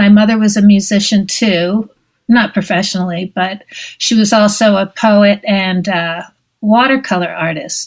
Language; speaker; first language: English; native; English